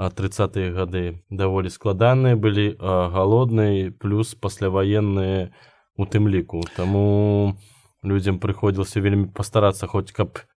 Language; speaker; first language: Belarusian; non-native, local second language; Russian